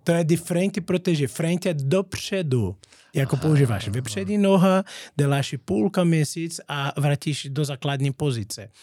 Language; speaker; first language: Czech; non-native, learner; Portuguese